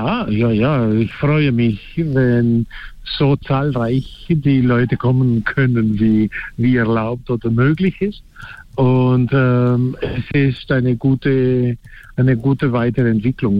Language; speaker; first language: German; non-native, fluent; Spanish